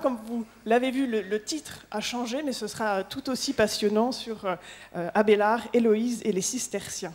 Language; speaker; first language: French; native; French